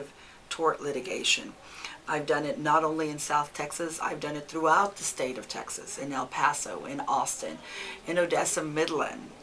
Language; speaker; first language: English; early bilingual, other home language; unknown